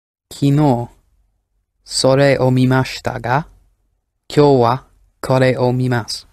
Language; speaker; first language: Japanese; non-native, learner; English